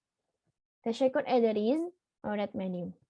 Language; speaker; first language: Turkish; non-native, learner; Indonesian